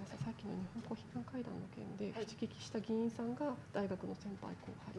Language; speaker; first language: Japanese; native; Japanese